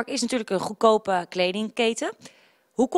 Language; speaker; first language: Dutch; native; Dutch